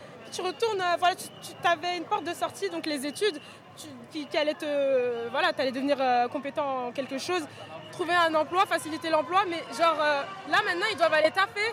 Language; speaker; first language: French; native; French